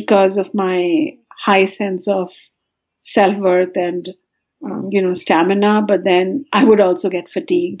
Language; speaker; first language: English; non-native, local second language; Hindi